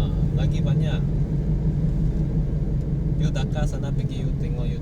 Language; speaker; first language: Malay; non-native, learner; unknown